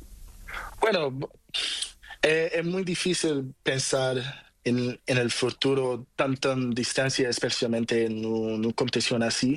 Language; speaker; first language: Spanish; non-native, learner; Portuguese